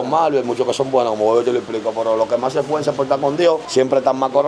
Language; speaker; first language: Spanish; native; Spanish